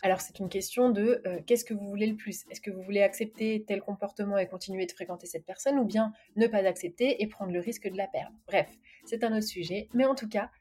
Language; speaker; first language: French; native; French